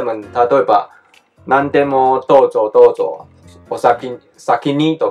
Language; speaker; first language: Japanese; non-native, learner; Chinese